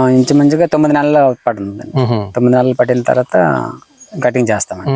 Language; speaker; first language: Telugu; native; Telugu